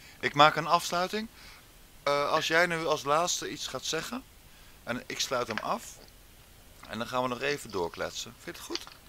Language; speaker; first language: Dutch; native; Dutch